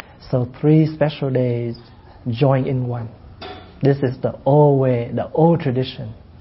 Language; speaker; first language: English; non-native, fluent; Vietnamese